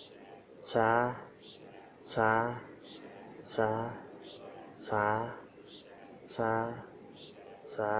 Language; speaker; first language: English; non-native, learner; Vietnamese